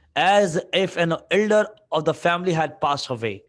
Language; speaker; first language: English; non-native, local second language; Urdu